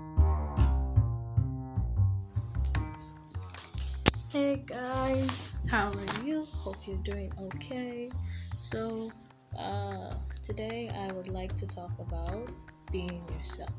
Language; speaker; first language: English; non-native, local second language; Yoruba